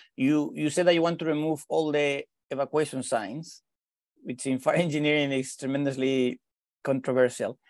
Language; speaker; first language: English; non-native, fluent; Spanish